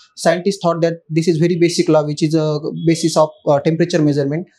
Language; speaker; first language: English; non-native, local second language; Marathi